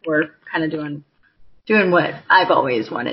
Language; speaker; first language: English; native; English